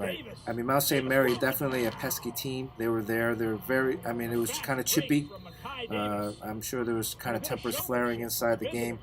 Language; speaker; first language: English; native; English